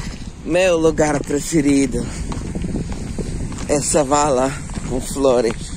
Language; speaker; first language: Portuguese; non-native, local second language; Kabuverdianu